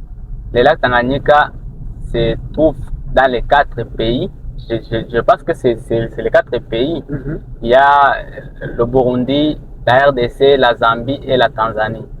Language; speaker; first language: French; non-native, local second language; Rundi